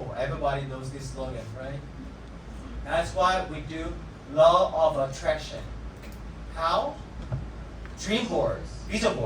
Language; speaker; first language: English; non-native, fluent; Korean